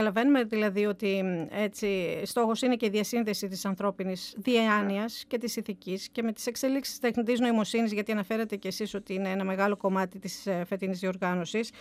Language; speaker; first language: Greek; native; Greek